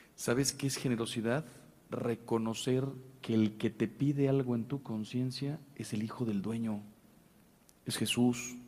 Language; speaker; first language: Spanish; native; Spanish